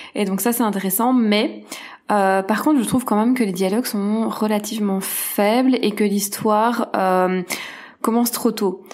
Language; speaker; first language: French; native; French